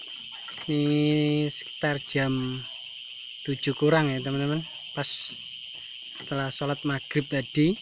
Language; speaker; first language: Indonesian; native; Indonesian